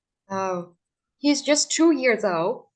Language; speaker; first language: English; non-native, fluent; Vietnamese